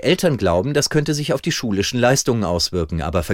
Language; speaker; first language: German; native; German